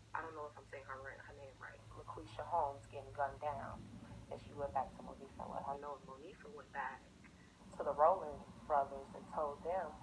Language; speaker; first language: English; native; English